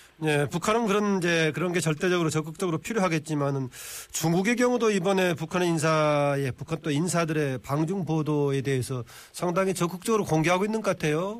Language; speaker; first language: Korean; native; Korean